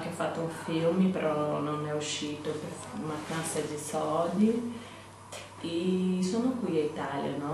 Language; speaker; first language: Italian; non-native, fluent; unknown